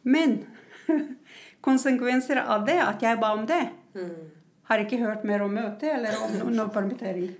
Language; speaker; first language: Norwegian; non-native, fluent; Croatian